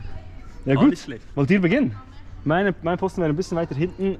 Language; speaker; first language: German; native; German